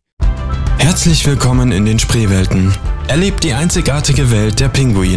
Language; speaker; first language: German; native; German